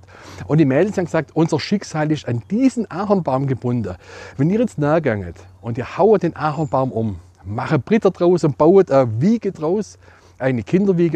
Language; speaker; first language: German; native; German